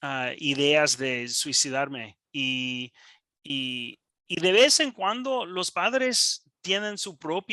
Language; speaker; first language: Spanish; non-native, learner; English